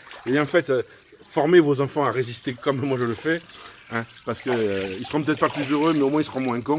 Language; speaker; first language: French; native; French